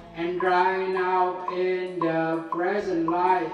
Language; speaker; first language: English; non-native, fluent; Vietnamese